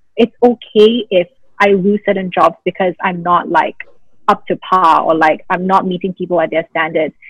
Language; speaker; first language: English; native; English